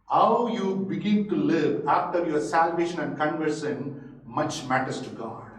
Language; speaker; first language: English; non-native, local second language; Tamil